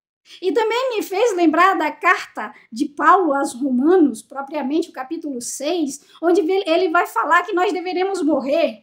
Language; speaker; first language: Portuguese; native; Portuguese